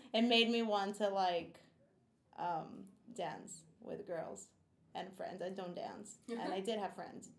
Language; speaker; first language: English; non-native, fluent; Portuguese